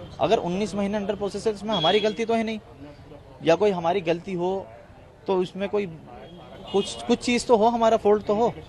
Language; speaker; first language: Hindi; native; Hindi